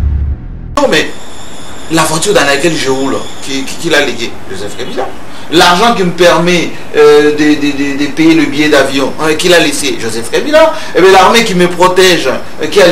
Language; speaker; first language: French; non-native, local second language; Luba-Lulua